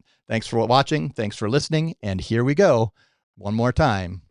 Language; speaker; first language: English; native; English